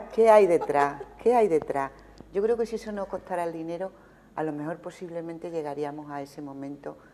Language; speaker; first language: Spanish; native; Spanish